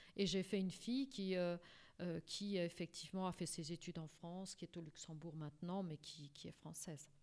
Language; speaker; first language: French; early bilingual, other home language; Portuguese